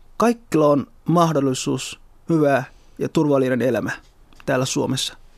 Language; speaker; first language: Finnish; early bilingual, other home language; Somali